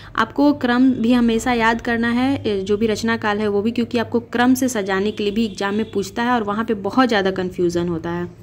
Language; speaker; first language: Hindi; native; Hindi